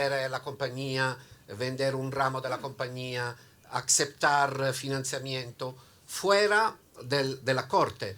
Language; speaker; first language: Spanish; non-native, learner; Italian